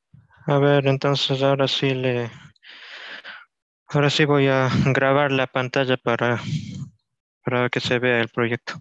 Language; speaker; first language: Spanish; native; Spanish